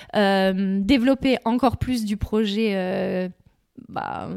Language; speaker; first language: French; native; French